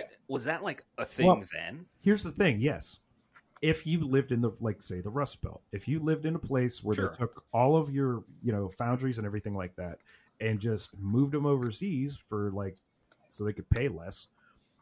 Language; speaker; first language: English; native; English